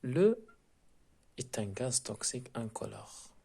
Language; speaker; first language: French; non-native, local second language; Arabic